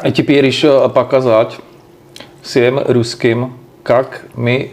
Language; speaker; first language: Russian; non-native, learner; Czech